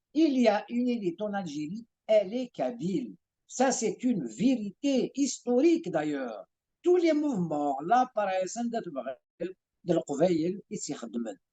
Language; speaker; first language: French; non-native, local second language; Kabyle